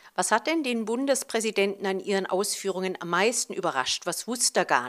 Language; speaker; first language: German; native; German